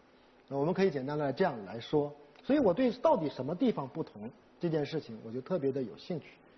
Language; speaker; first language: Chinese; native; Chinese